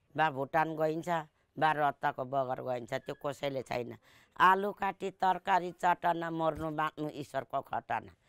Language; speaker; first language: Nepali; native; Nepali